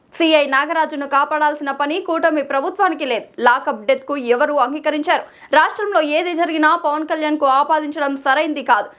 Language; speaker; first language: Telugu; native; Telugu